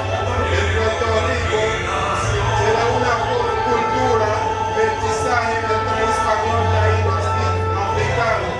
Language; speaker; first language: Spanish; non-native, learner; Haitian Creole